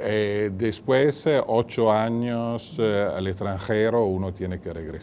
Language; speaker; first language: Spanish; non-native, fluent; Italian